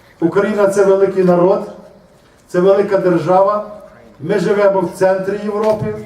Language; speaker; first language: Ukrainian; native; Ukrainian